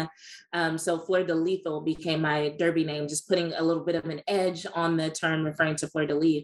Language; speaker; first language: English; native; English